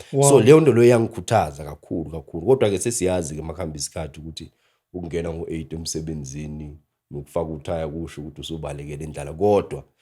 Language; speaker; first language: Zulu; native; Zulu